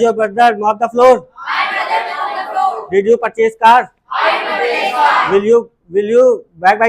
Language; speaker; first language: English; non-native, learner; Hindi